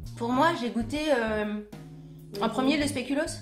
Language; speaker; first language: French; native; French